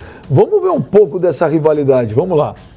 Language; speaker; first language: Portuguese; native; Portuguese